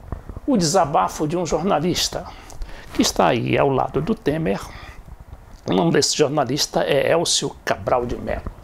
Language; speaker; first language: Portuguese; native; Portuguese